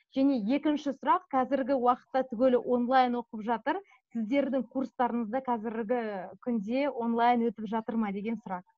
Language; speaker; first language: Kazakh; native; Kazakh